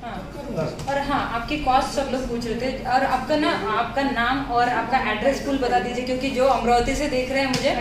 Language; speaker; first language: Hindi; native; Hindi